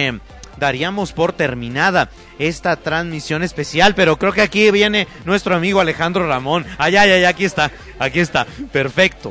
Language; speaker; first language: Spanish; native; Spanish